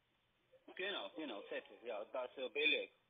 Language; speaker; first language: German; non-native, fluent; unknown